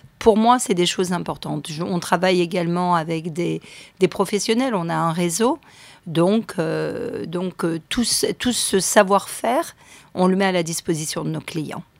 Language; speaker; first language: French; native; French